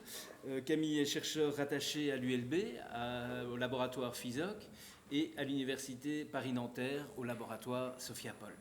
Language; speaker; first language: French; native; French